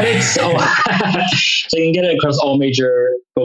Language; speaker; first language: English; non-native, local second language; Cantonese